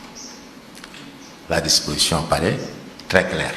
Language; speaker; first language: French; non-native, local second language; Wolof